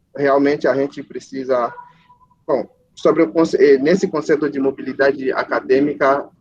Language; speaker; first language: Portuguese; non-native, fluent; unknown